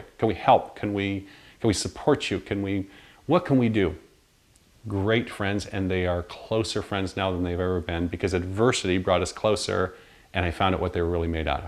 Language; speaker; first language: English; native; English